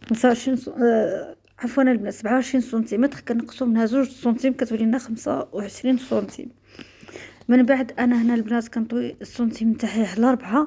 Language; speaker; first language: Arabic; native; Arabic